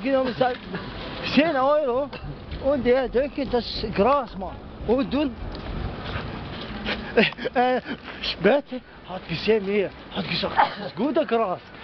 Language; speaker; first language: German; non-native, learner; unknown